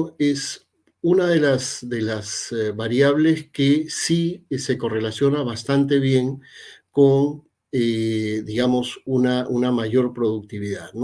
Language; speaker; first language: Spanish; native; Spanish